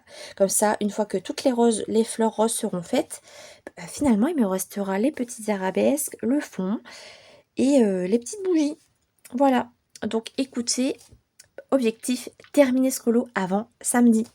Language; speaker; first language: French; native; French